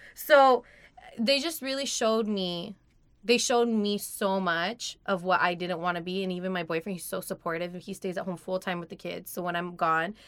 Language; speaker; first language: English; early bilingual, other home language; Persian